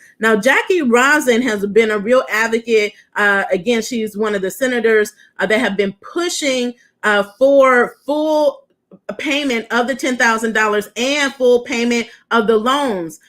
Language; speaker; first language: English; native; English